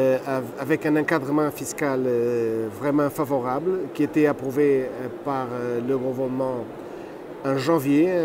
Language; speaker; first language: French; non-native, fluent; Portuguese